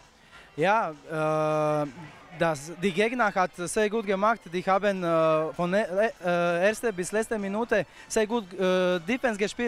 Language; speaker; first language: German; non-native, fluent; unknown